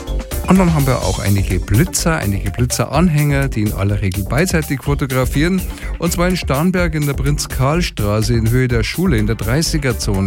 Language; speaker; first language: German; native; German